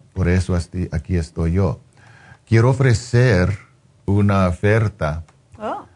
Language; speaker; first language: Spanish; non-native, fluent; English